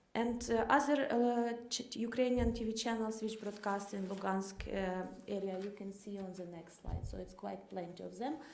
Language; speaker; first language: English; non-native, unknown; Ukrainian